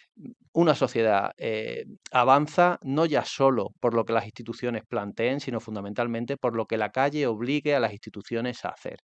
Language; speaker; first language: Spanish; native; Spanish